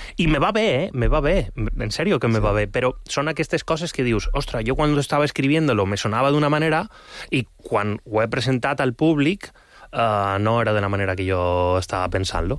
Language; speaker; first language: Catalan; non-native, local second language; Spanish